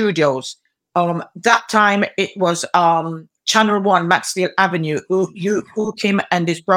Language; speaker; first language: English; native; English